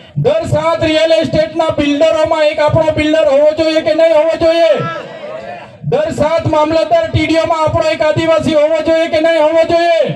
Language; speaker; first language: Gujarati; non-native, local second language; Vasavi